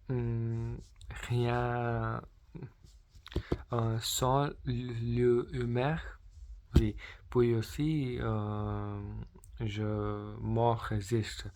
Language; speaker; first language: French; non-native, learner; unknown